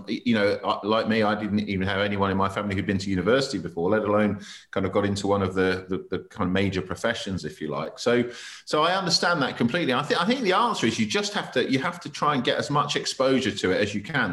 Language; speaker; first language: English; native; English